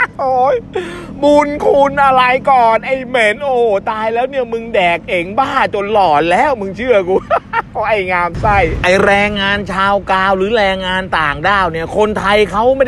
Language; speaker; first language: Thai; native; Thai